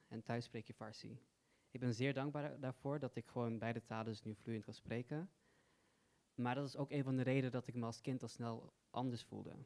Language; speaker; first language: Dutch; early bilingual, other home language; Persian